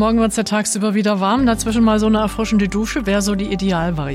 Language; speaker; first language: German; native; German